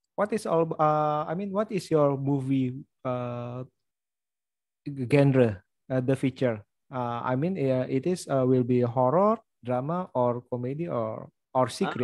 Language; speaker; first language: English; non-native, learner; Indonesian